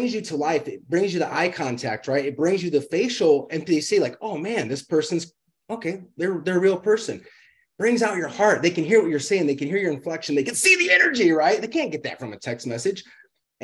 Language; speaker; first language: English; native; English